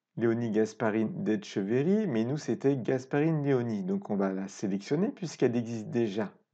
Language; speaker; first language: French; native; French